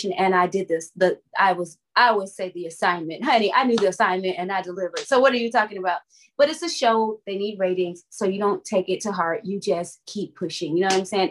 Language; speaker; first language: English; native; English